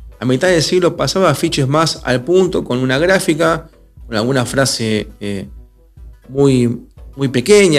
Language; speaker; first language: Spanish; native; Spanish